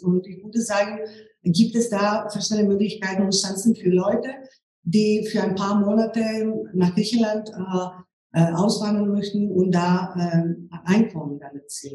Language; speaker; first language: German; non-native, fluent; Greek